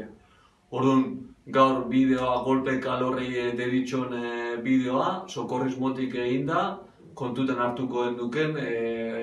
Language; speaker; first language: Basque; native; Basque